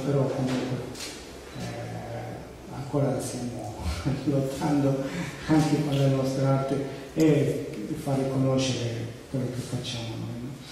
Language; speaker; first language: Italian; non-native, fluent; Spanish